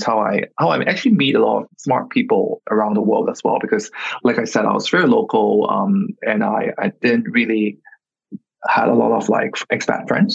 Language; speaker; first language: English; non-native, local second language; Cantonese